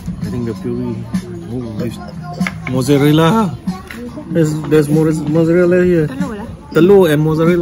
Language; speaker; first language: English; non-native, local second language; Malay